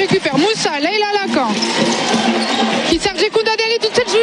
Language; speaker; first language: French; native; French